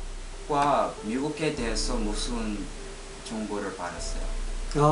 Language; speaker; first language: Korean; non-native, local second language; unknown